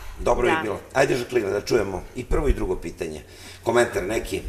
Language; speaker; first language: Serbian; native; Serbian